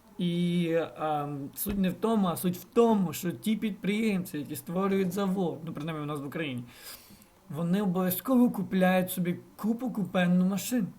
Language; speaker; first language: Ukrainian; non-native, local second language; Russian